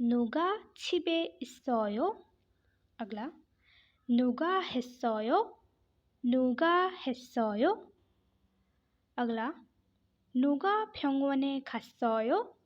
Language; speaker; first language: Korean; non-native, fluent; Hindi